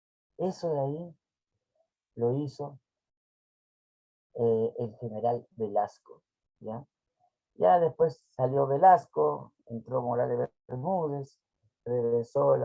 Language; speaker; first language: Spanish; native; Spanish